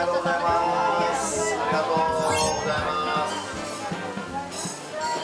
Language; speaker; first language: Japanese; non-native, learner; Korean